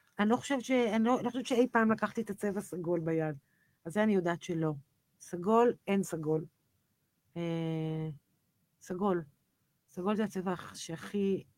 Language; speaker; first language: Hebrew; native; Hebrew